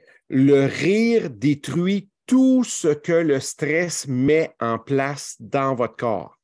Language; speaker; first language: French; native; French